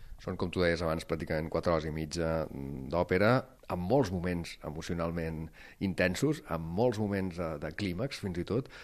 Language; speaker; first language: Catalan; native; Catalan